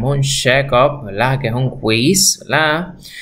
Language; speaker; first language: Spanish; native; Spanish